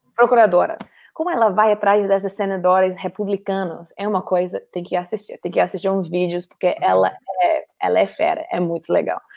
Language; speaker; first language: Portuguese; non-native, fluent; English